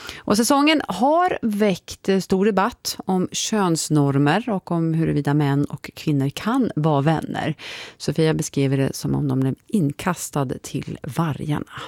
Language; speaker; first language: Swedish; native; Swedish